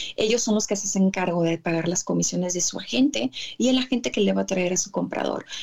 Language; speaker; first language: Spanish; native; Spanish